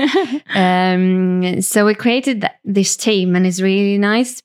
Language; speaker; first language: English; non-native, fluent; Swedish